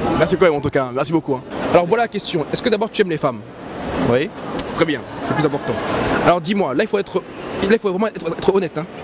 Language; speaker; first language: French; native; French